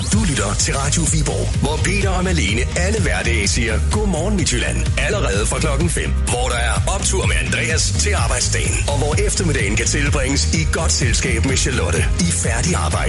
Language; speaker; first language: Danish; native; Danish